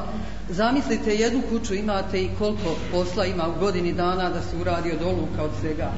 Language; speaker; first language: Croatian; native; Croatian